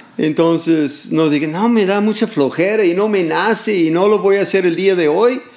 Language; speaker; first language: Spanish; non-native, fluent; English